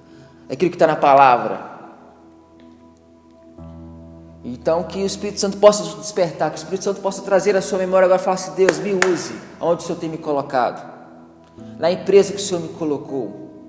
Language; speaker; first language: Portuguese; native; Portuguese